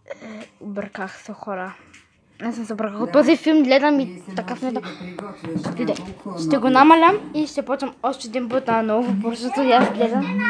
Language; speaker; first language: Bulgarian; early bilingual, heritage; Bulgarian